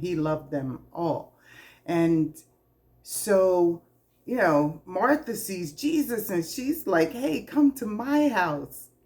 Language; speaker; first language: English; native; English